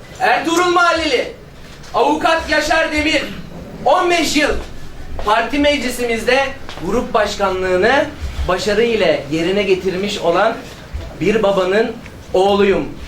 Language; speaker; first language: Turkish; native; Turkish